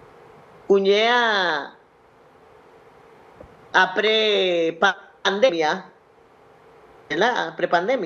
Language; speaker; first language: Haitian Creole; non-native, learner; Spanish